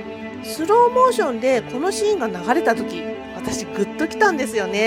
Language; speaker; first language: Japanese; native; Japanese